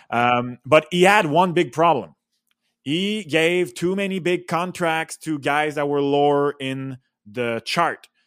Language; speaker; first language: English; non-native, local second language; French